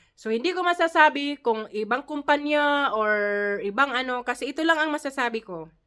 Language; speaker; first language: Filipino; non-native, local second language; Cebuano